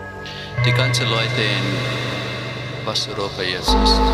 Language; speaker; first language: German; non-native, learner; English